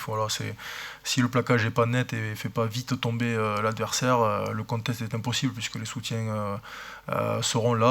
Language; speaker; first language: French; native; French